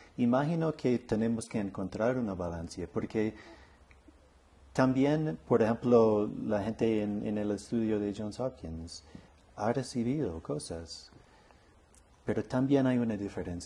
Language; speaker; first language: Spanish; non-native, learner; English